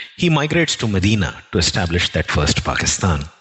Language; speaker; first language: English; non-native, local second language; Telugu